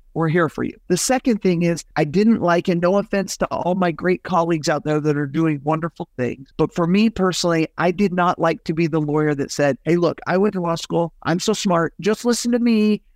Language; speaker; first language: English; native; English